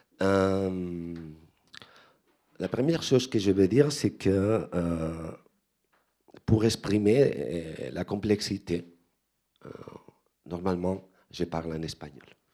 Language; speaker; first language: French; non-native, learner; Spanish